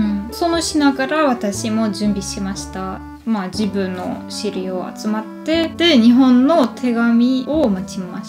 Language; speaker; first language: Japanese; non-native, learner; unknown